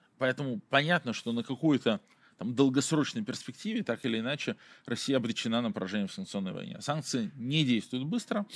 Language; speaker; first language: Russian; native; Russian